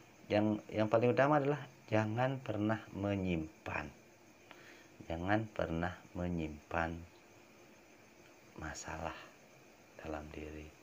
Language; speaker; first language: Indonesian; native; Indonesian